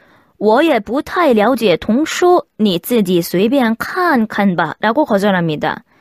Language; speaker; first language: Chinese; non-native, fluent; Korean